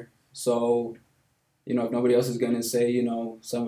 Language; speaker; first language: English; native; English